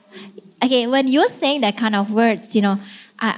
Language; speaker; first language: English; non-native, fluent; Indonesian